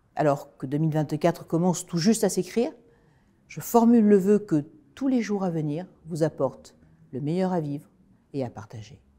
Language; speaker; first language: French; native; French